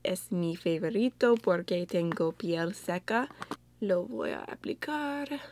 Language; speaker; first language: Spanish; non-native, learner; English